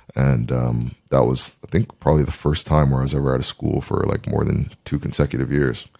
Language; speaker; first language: English; native; English